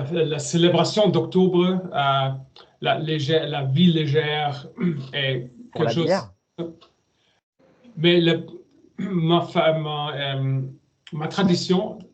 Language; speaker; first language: French; non-native, learner; German